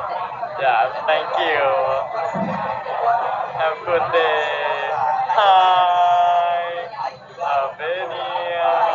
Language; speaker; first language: English; non-native, learner; Thai